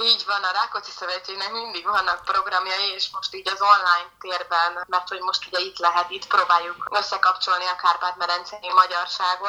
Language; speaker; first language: Hungarian; native; Hungarian